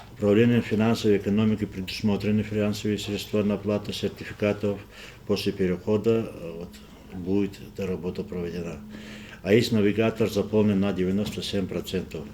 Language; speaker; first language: Russian; non-native, local second language; Lezghian